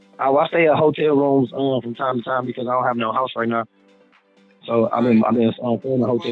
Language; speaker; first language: English; native; English